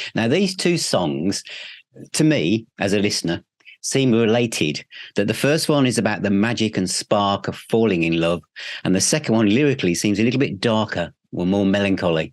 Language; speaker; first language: English; native; English